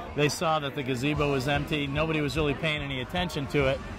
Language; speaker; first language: English; native; English